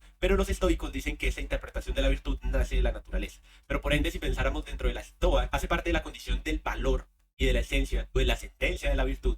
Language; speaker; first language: Spanish; native; Spanish